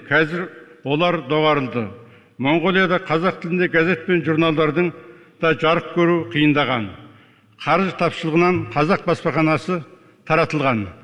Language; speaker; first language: Kazakh; early bilingual, heritage; Kazakh